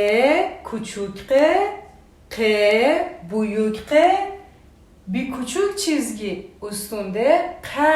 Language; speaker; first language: Turkish; non-native, fluent; Persian